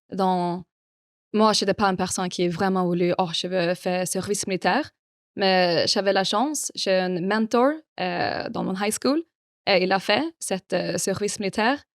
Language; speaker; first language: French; non-native, fluent; Swedish